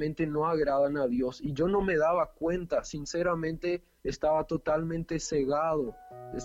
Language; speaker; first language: Spanish; native; Spanish